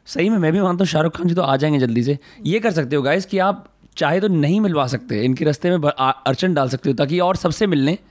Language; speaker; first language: Hindi; native; Hindi